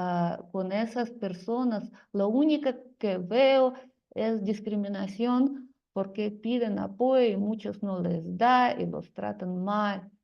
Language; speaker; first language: Spanish; non-native, fluent; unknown